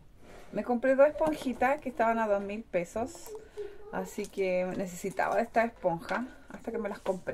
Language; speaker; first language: Spanish; native; Spanish